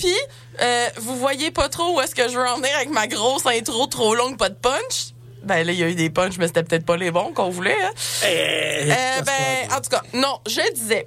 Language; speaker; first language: French; native; French